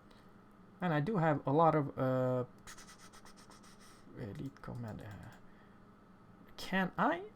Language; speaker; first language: English; non-native, fluent; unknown